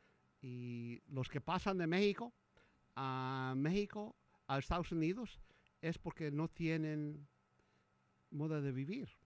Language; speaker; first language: Spanish; early bilingual, heritage; Spanish